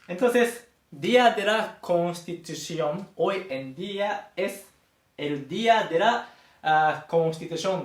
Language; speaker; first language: Spanish; non-native, fluent; Japanese